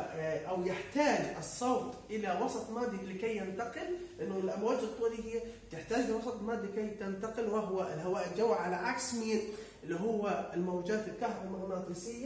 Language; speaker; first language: Arabic; native; Arabic